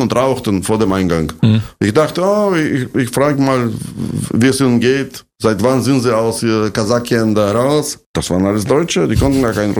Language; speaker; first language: German; non-native, fluent; Russian